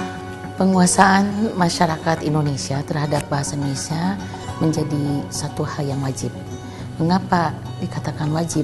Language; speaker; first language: Indonesian; native; Indonesian